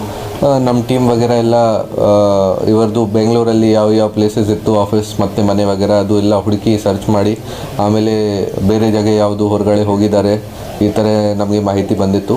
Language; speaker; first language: Kannada; non-native, fluent; Hindi